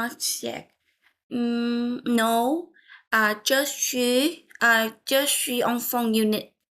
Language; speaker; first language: French; non-native, learner; Vietnamese